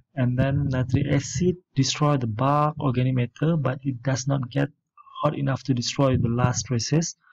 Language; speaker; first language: English; non-native, local second language; Malay